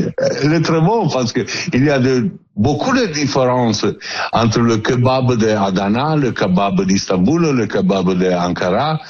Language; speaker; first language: French; non-native, learner; Italian